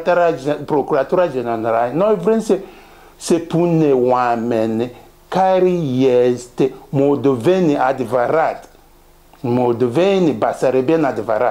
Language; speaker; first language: Romanian; non-native, learner; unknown